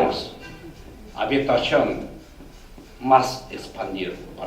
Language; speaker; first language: Spanish; non-native, learner; Korean